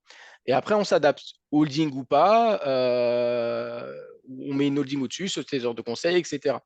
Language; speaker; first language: French; native; French